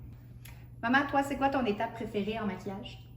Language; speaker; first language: French; native; French